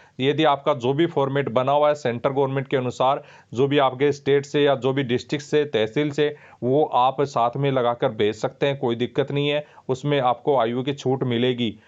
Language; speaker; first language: Hindi; native; Hindi